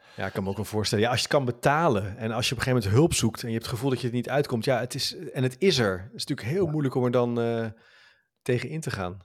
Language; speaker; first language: Dutch; native; Dutch